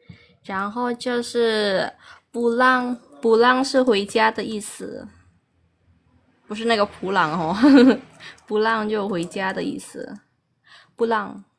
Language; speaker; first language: Chinese; early bilingual, heritage; Chinese